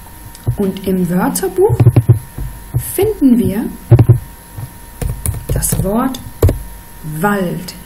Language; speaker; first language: German; non-native, fluent; Danish